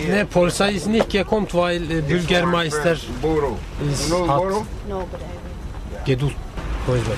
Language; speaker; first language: German; non-native, learner; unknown